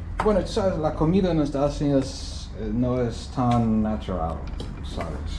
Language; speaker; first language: Spanish; non-native, learner; English